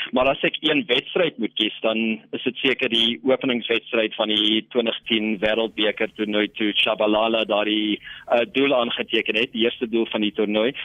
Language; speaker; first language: Afrikaans; non-native, local second language; English